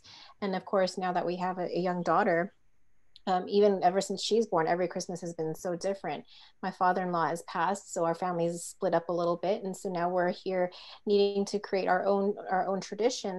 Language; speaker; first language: English; native; English